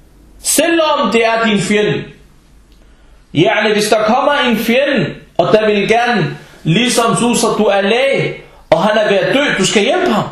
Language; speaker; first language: Danish; early bilingual, other home language; Arabic